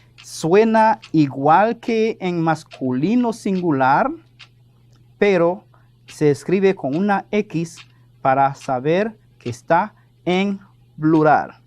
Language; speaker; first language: Spanish; non-native, fluent; French